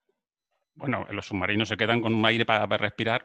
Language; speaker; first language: Spanish; native; Spanish